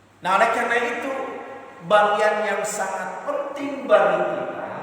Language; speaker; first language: Indonesian; native; Indonesian